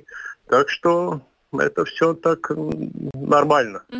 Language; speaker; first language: Russian; non-native, local second language; Latvian